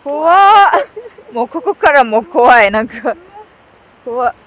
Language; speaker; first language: Japanese; non-native, fluent; English